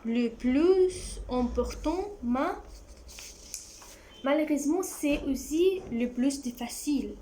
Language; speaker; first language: French; non-native, learner; Arabic